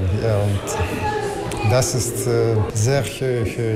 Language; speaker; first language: German; non-native, learner; Russian